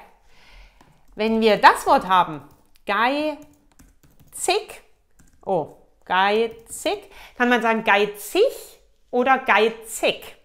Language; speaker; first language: German; native; German